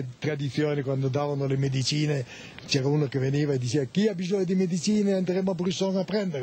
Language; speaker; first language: Italian; native; Italian